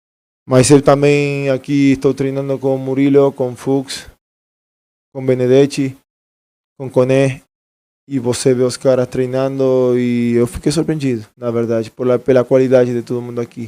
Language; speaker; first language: Portuguese; non-native, fluent; Spanish